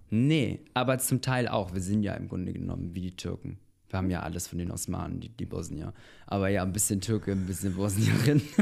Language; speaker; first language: German; early bilingual, other home language; Bosnian